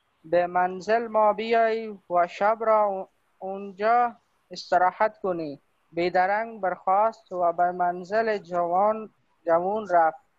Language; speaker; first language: Persian; non-native, learner; Urdu